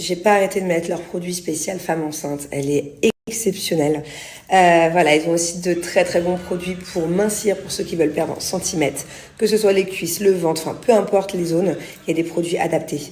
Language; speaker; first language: French; native; French